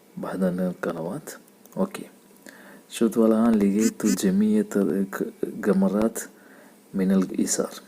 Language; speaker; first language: Arabic; non-native, learner; Malayalam